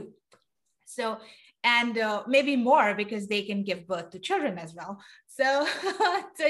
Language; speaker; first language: English; non-native, local second language; Urdu